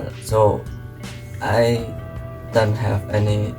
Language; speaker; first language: English; non-native, learner; Indonesian